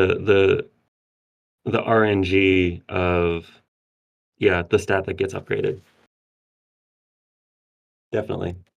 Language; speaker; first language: English; native; English